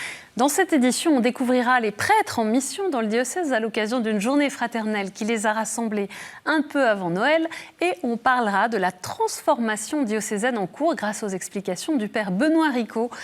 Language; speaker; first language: French; native; French